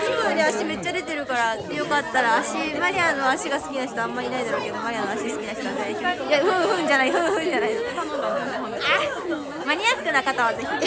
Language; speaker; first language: Japanese; native; Japanese